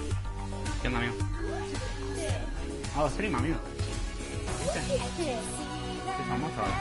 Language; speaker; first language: Spanish; native; Spanish